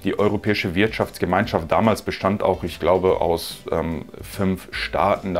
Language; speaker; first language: German; native; German